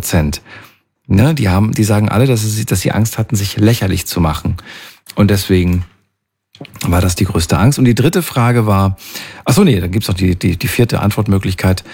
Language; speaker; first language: German; native; German